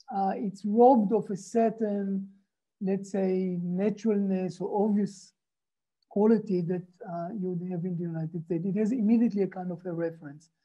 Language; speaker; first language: English; non-native, fluent; Hebrew